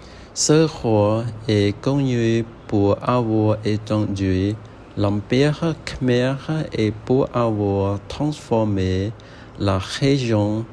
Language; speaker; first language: French; non-native, learner; Khmer